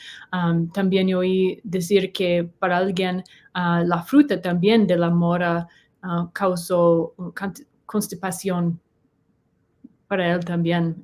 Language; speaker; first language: Spanish; non-native, learner; English